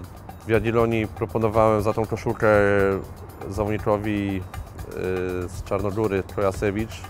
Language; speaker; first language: Polish; native; Polish